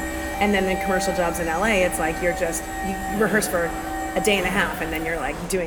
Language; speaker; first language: English; native; English